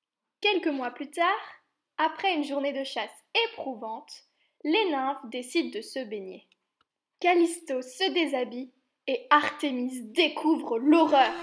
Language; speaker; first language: French; native; French